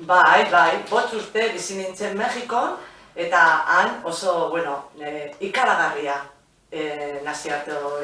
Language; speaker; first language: Basque; non-native, local second language; Spanish